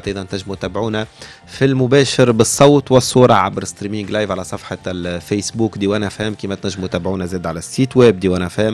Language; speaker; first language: Arabic; native; Arabic